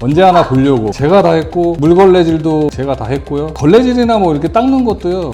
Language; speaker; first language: Korean; native; Korean